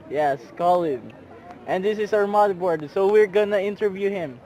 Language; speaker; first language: English; non-native, learner; Filipino